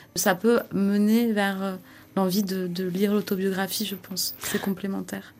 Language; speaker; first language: French; native; French